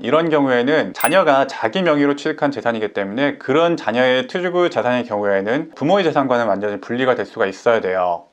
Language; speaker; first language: Korean; native; Korean